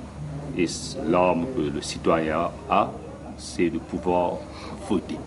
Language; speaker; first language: French; non-native, local second language; Morisyen